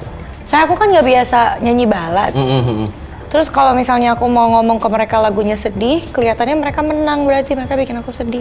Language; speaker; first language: Indonesian; native; Indonesian